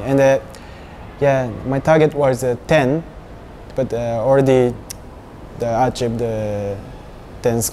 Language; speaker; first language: English; non-native, learner; Japanese